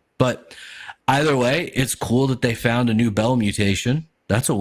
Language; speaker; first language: English; native; English